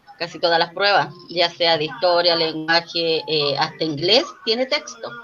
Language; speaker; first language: Spanish; native; Spanish